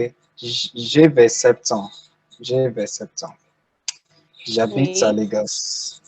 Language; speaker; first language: French; non-native, learner; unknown